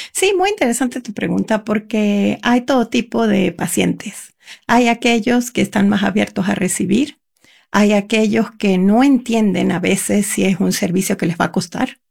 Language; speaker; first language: Spanish; native; Spanish